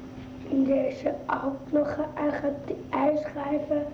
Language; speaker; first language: Dutch; early bilingual, other home language; Arabic